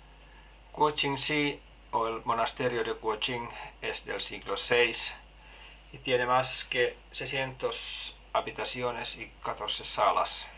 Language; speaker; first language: Spanish; non-native, fluent; Finnish